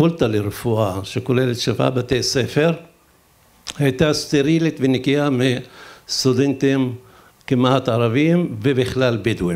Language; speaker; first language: Hebrew; non-native, local second language; Arabic